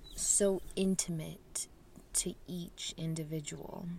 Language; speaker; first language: English; early bilingual, other home language; Spanish